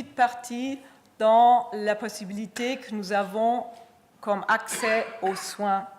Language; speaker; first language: French; non-native, fluent; German